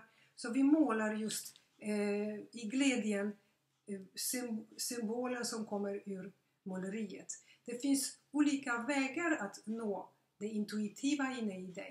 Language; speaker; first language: Swedish; non-native, fluent; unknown